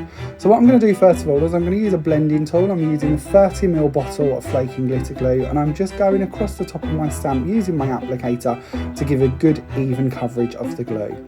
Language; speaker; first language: English; native; English